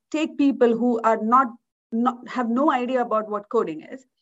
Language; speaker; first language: English; non-native, local second language; Malayalam